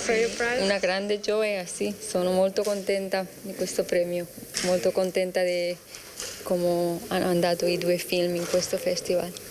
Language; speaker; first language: Italian; non-native, fluent; Spanish